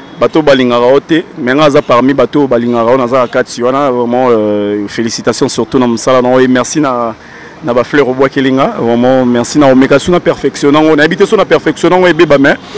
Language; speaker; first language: Lingala; native; Lingala